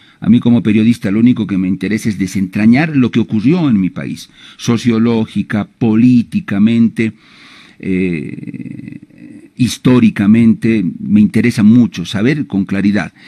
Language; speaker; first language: Spanish; native; Spanish